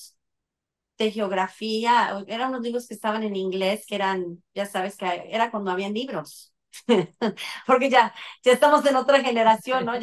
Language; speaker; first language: Spanish; native; Spanish